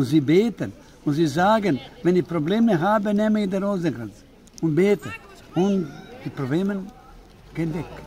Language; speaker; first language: German; non-native, fluent; Croatian